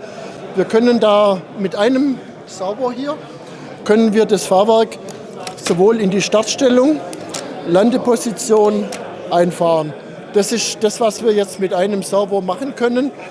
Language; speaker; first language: German; native; German